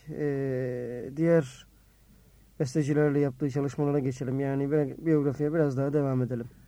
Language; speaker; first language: Turkish; native; Turkish